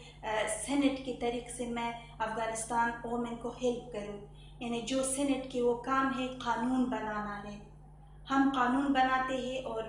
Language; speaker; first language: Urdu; non-native, learner; Persian